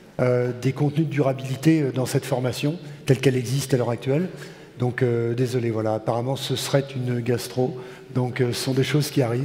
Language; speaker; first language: French; native; French